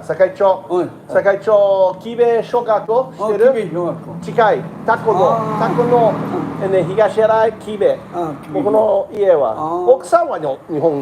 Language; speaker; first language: Japanese; non-native, learner; English